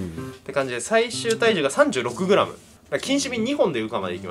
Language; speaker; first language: Japanese; native; Japanese